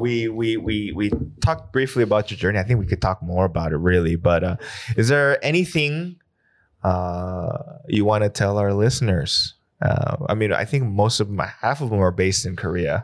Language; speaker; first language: English; native; English